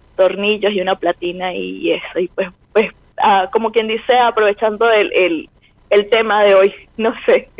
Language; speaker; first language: Spanish; native; Spanish